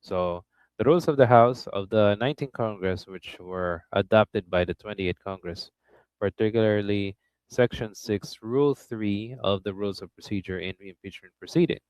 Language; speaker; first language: English; non-native, local second language; Filipino